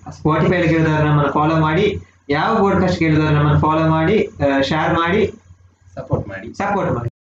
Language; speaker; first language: Kannada; native; Kannada